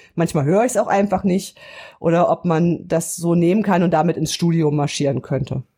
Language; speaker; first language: German; native; German